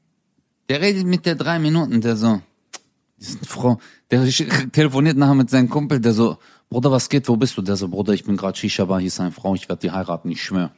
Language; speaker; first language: German; early bilingual, other home language; Turkish